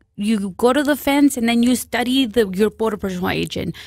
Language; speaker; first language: English; non-native, fluent; Spanish